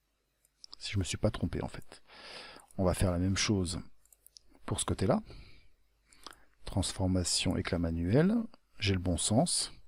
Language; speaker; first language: French; native; French